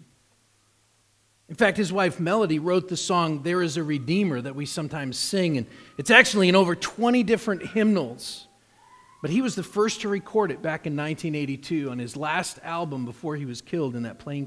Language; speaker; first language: English; native; English